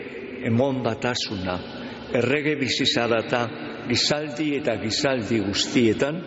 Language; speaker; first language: Basque; native; Basque